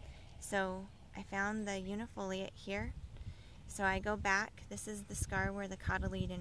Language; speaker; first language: English; native; English